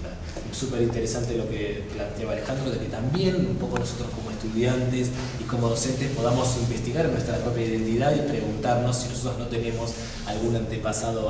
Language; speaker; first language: Spanish; native; Spanish